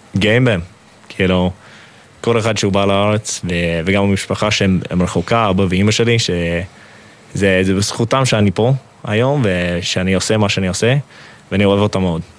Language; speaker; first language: Hebrew; non-native, fluent; English